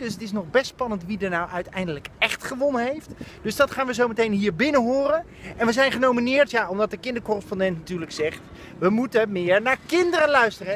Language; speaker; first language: Dutch; native; Dutch